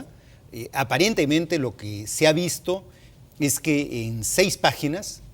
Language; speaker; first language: Spanish; native; Spanish